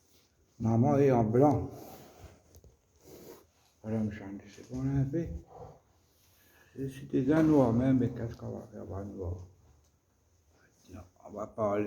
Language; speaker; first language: French; non-native, local second language; Morisyen